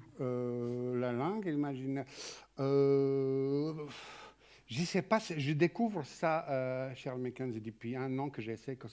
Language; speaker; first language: French; non-native, fluent; Serbian